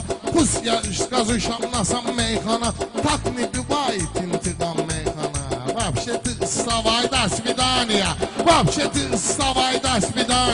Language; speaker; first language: Russian; non-native, learner; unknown